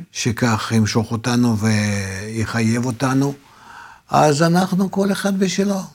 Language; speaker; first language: Hebrew; non-native, fluent; Russian